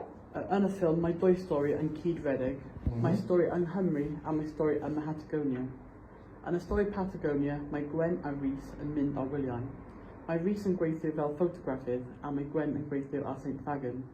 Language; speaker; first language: Welsh; non-native, local second language; English